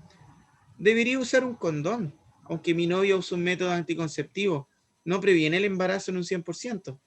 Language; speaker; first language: Spanish; native; Spanish